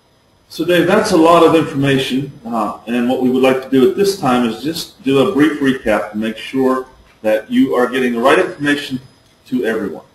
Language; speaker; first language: English; native; English